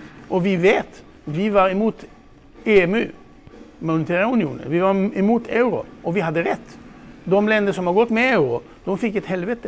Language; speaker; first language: Swedish; non-native, fluent; Hebrew